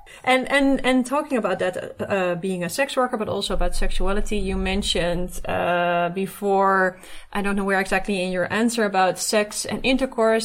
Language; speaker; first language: English; non-native, fluent; Dutch